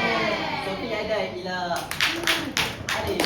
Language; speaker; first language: Arabic; non-native, learner; Malay